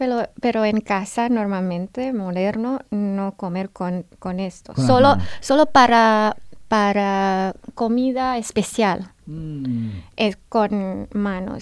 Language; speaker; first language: Spanish; non-native, learner; Indonesian